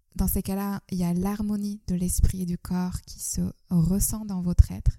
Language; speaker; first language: French; non-native, fluent; Turkish